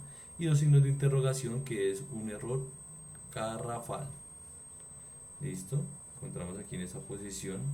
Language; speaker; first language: Spanish; native; Spanish